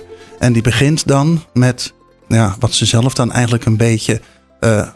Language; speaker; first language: Dutch; native; Dutch